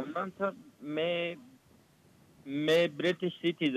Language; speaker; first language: Hindi; non-native, learner; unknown